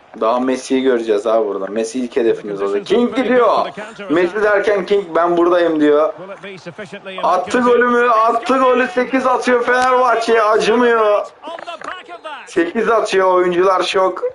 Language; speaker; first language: Turkish; native; Turkish